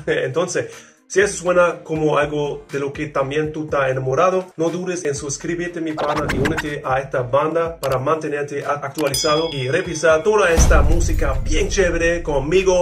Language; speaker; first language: Spanish; non-native, fluent; English